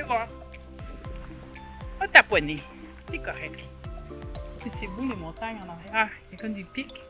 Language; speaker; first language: French; native; French